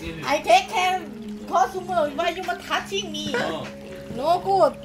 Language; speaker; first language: English; non-native, learner; Thai